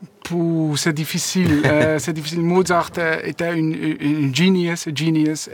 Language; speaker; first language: French; non-native, learner; Dutch